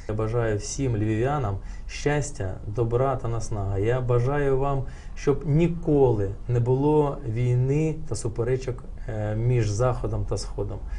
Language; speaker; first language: Ukrainian; non-native, local second language; Russian